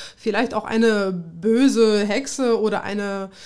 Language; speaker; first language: German; early bilingual, other home language; Russian